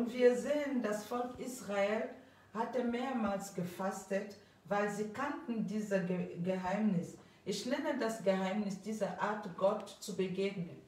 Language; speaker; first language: German; non-native, fluent; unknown